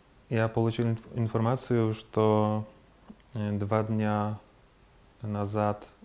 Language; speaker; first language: Russian; non-native, fluent; Polish